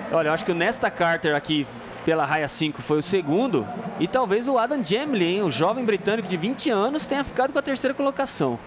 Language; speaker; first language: Portuguese; native; Portuguese